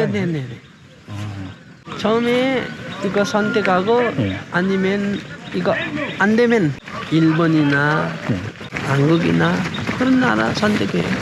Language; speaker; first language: Korean; non-native, learner; Nepali